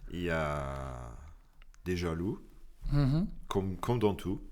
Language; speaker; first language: French; non-native, local second language; Luxembourgish